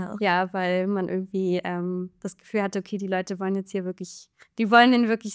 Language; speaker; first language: German; native; German